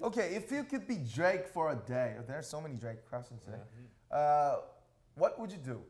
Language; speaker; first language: English; non-native, fluent; Korean